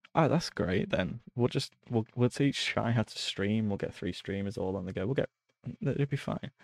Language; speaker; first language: English; native; English